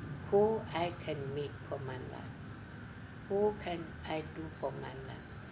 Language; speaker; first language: English; non-native, learner; Indonesian